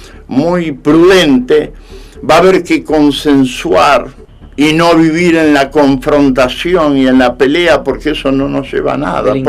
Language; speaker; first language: Spanish; native; Spanish